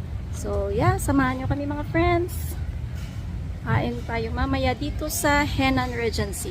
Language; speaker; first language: Filipino; non-native, local second language; Hiligaynon